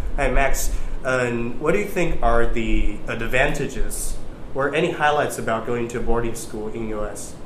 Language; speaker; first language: English; non-native, fluent; Chinese